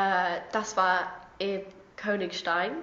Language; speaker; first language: German; non-native, learner; English